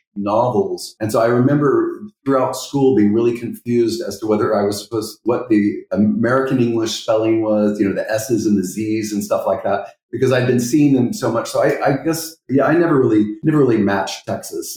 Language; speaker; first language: English; native; English